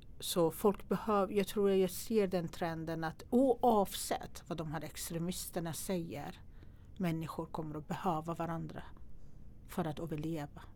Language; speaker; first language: Swedish; non-native, fluent; Persian